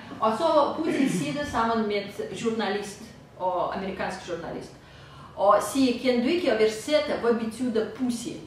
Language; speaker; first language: Danish; non-native, fluent; Russian